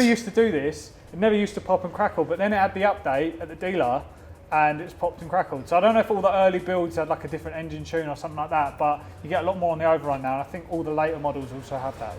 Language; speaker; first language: English; native; English